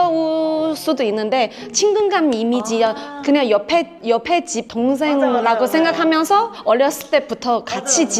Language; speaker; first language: Korean; non-native, fluent; Chinese